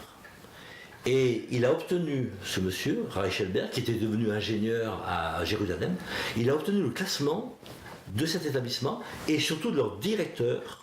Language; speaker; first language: French; native; French